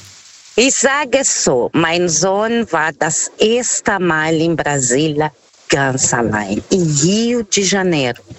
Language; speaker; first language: German; non-native, fluent; Portuguese